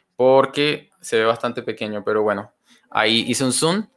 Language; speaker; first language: Spanish; native; Spanish